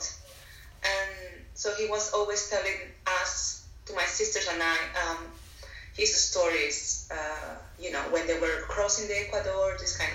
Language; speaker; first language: English; non-native, fluent; Spanish